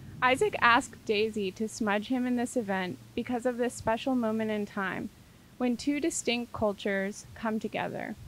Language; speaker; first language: English; native; English